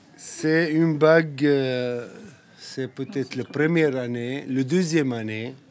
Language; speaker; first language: French; non-native, learner; Arabic